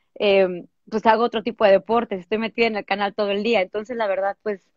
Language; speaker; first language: Spanish; native; Spanish